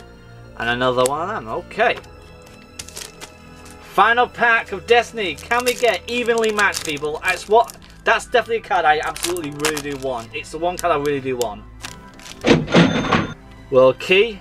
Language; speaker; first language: English; native; English